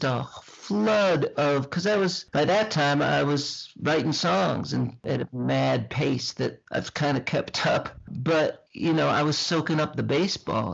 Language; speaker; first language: English; native; English